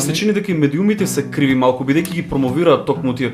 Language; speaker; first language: Macedonian; native; Macedonian